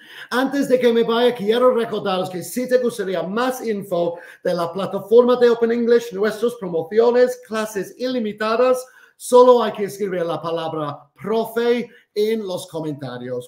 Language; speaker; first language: Spanish; non-native, fluent; English